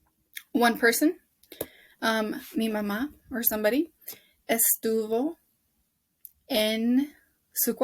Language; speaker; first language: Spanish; non-native, fluent; English